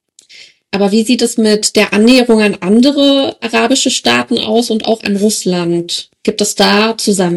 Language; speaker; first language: German; native; German